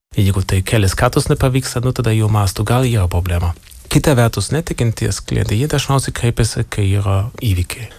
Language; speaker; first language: Lithuanian; non-native, fluent; German